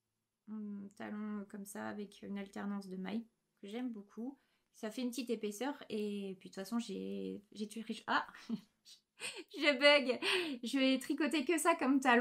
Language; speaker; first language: French; native; French